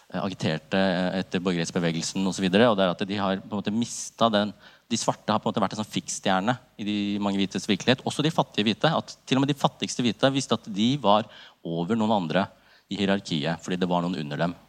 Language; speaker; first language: Norwegian; early bilingual, other home language; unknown